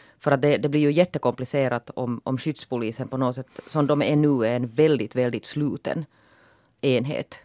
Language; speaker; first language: Swedish; native; Swedish